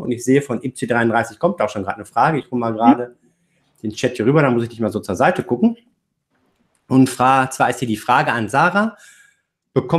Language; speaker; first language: German; native; German